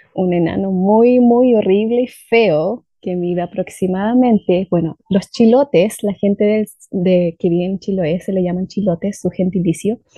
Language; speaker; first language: Spanish; native; Spanish